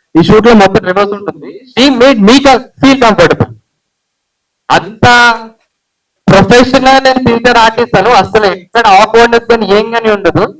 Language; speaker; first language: Telugu; early bilingual, heritage; Telugu